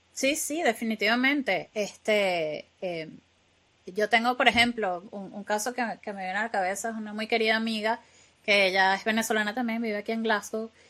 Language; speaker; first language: Spanish; native; Spanish